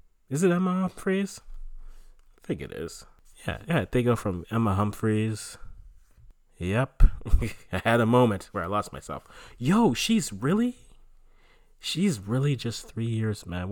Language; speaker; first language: English; early bilingual, other home language; French